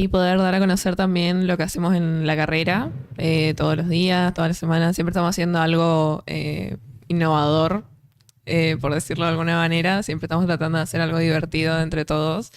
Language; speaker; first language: Spanish; native; Spanish